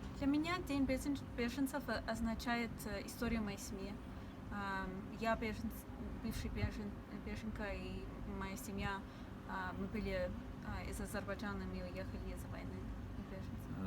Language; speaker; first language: Russian; early bilingual, heritage; English